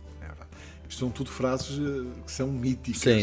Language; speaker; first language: Portuguese; native; Portuguese